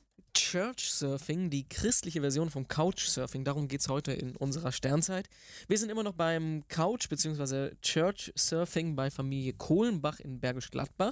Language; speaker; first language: German; native; German